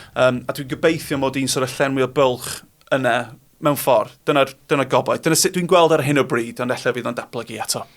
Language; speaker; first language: Welsh; non-native, local second language; English